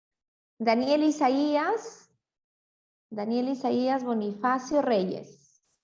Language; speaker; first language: Spanish; native; Spanish